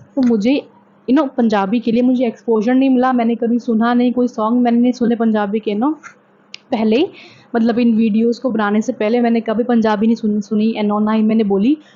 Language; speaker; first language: Hindi; native; Hindi